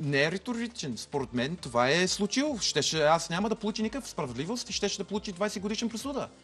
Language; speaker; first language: Bulgarian; non-native, learner; English